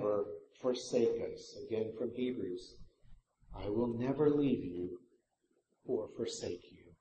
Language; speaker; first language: English; native; English